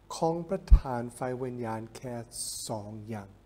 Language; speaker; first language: Thai; non-native, fluent; English